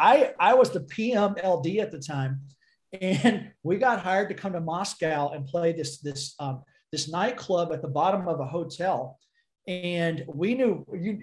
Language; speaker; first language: English; native; English